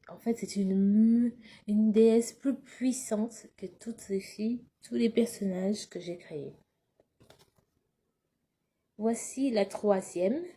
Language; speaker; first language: French; native; French